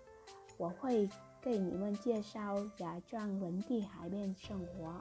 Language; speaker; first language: Chinese; non-native, fluent; Vietnamese